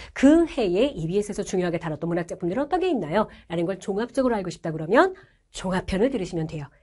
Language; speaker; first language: Korean; native; Korean